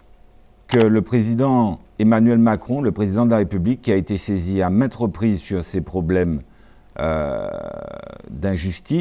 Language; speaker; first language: French; native; French